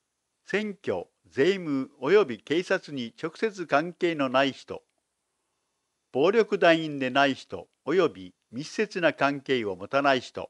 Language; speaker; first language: Japanese; native; Japanese